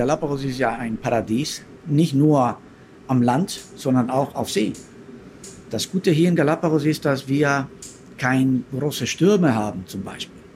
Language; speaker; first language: German; non-native, fluent; Spanish